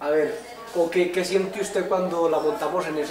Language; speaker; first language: Spanish; native; Spanish